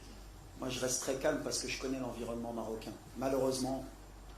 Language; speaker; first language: French; native; French